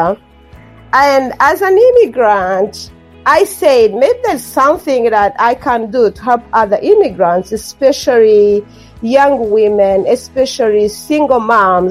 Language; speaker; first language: English; non-native, local second language; Kinyarwanda